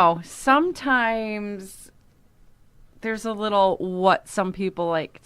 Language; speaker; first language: English; native; English